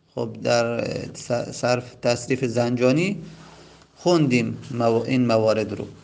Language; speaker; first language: Persian; non-native, local second language; Azerbaijani